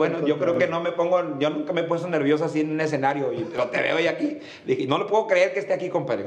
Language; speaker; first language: Spanish; native; Spanish